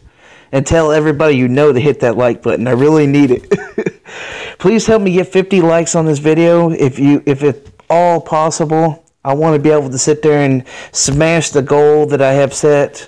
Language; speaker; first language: English; native; English